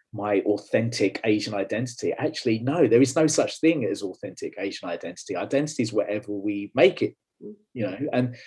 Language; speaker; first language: English; native; English